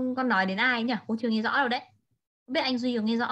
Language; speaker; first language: Vietnamese; native; Vietnamese